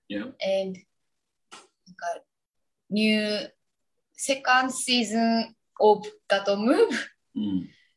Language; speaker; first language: English; non-native, learner; Japanese